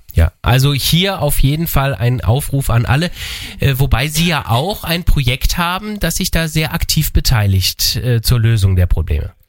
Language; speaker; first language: German; native; German